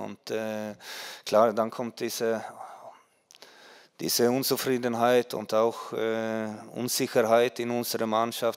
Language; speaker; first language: German; non-native, fluent; Swedish